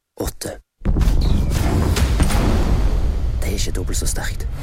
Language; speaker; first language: Norwegian; native; Norwegian